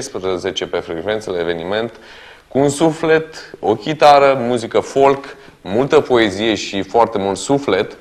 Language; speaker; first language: Romanian; native; Romanian